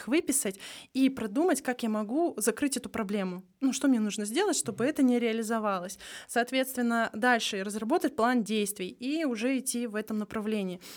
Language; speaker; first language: Russian; native; Russian